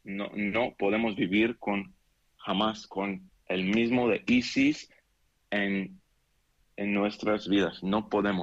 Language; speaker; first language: Spanish; non-native, learner; Hebrew